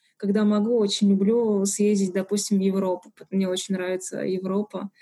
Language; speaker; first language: Russian; native; Russian